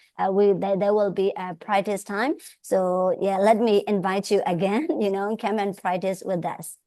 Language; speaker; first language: English; non-native, fluent; Burmese